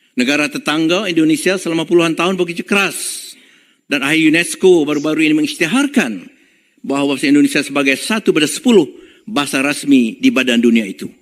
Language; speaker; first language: Malay; native; Malay